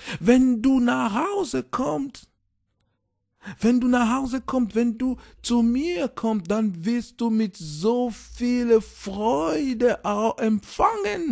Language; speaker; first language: German; non-native, fluent; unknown